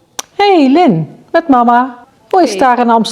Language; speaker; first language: Dutch; native; Dutch